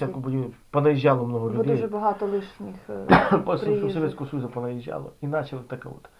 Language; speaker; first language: Ukrainian; native; Ukrainian